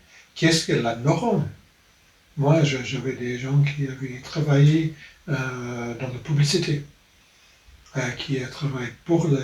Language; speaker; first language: French; non-native, fluent; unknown